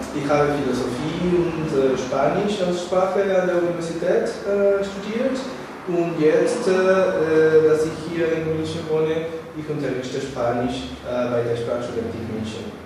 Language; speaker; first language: German; non-native, fluent; Spanish